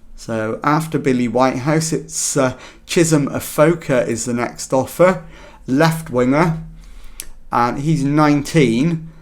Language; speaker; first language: English; native; English